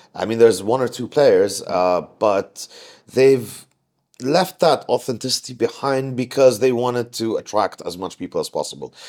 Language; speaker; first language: English; non-native, fluent; Arabic